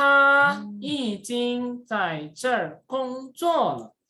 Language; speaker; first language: Chinese; non-native, fluent; Indonesian